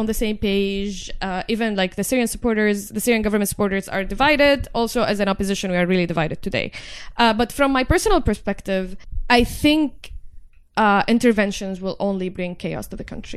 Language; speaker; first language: English; non-native, fluent; Arabic